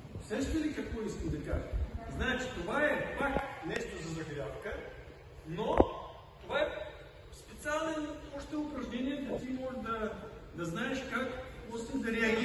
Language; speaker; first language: Bulgarian; non-native, learner; Russian